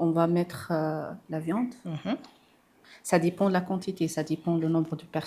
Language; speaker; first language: French; non-native, local second language; Arabic